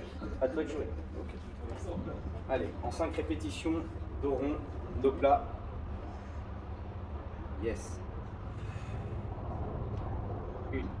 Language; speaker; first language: French; native; French